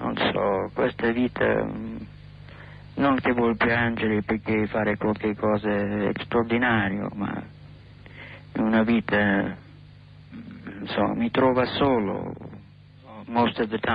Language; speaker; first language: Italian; non-native, learner; English